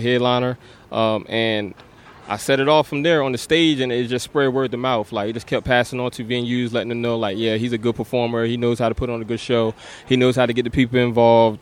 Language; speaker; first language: English; native; English